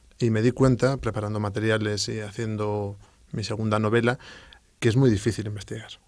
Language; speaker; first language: Spanish; native; Spanish